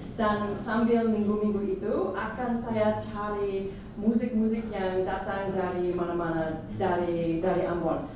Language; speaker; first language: Indonesian; non-native, fluent; English